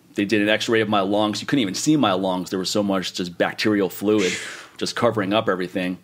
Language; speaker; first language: English; native; English